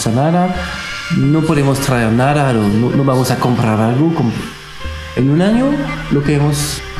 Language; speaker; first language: Spanish; non-native, learner; French